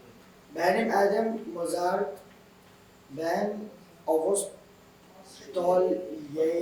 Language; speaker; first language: Turkish; non-native, learner; Urdu